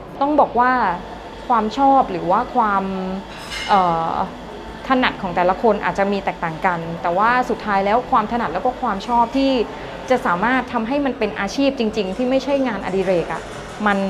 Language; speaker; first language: Thai; native; Thai